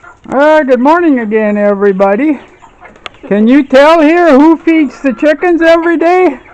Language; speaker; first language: English; native; English